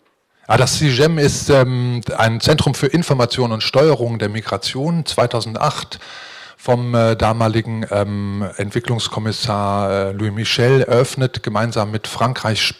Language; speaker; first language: German; native; German